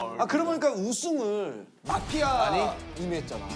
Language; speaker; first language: Korean; native; Korean